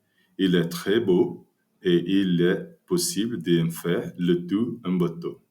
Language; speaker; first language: French; non-native, learner; Portuguese